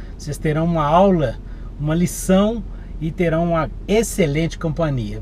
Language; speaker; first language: Portuguese; native; Portuguese